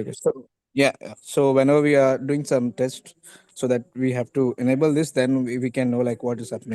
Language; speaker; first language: English; non-native, local second language; Hindi